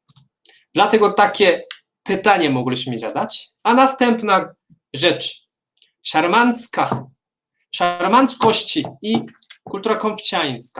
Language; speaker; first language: Polish; non-native, fluent; Korean